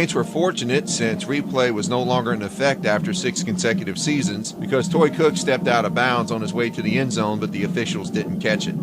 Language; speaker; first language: English; native; English